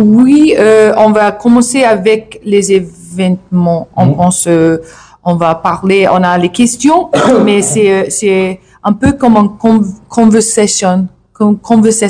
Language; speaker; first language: French; non-native, learner; English